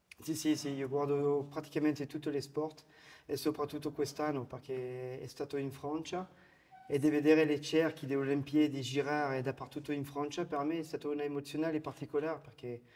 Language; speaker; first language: Italian; non-native, fluent; French